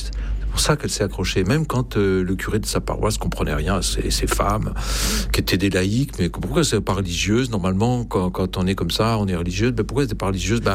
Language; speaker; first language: French; native; French